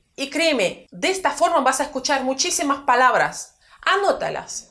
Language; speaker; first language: Spanish; non-native, fluent; Russian